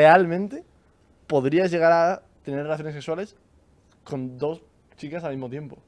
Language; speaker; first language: Spanish; native; Spanish